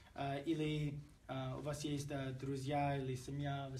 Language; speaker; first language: Russian; non-native, learner; English